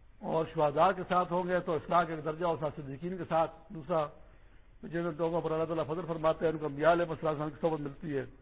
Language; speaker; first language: Urdu; non-native, local second language; Pashto